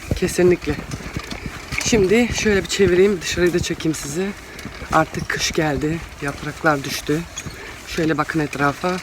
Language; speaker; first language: Turkish; early bilingual, heritage; Turkish